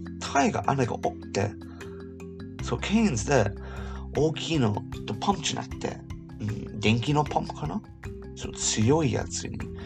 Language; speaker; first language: Japanese; non-native, learner; English